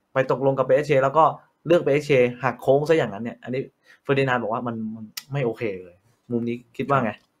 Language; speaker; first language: Thai; native; Thai